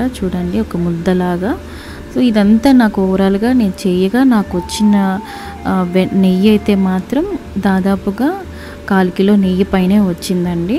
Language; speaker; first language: Telugu; native; Telugu